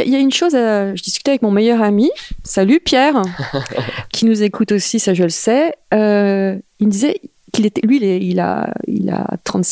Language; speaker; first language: French; native; French